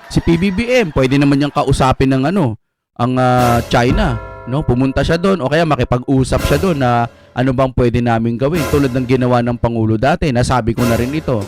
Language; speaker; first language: Filipino; non-native, local second language; Iloko